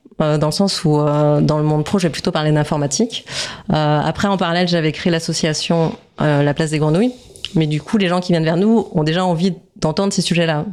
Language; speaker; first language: French; native; French